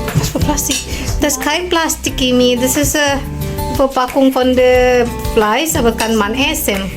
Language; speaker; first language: German; non-native, learner; Indonesian